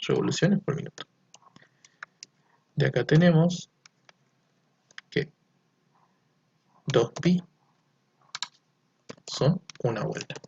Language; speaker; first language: Spanish; native; Spanish